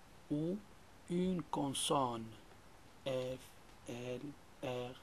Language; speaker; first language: French; non-native, local second language; Arabic